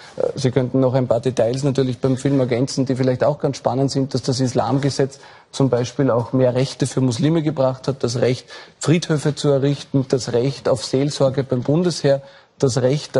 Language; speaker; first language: German; native; German